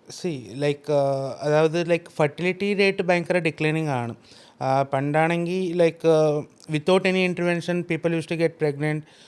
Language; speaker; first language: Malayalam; early bilingual, heritage; Malayalam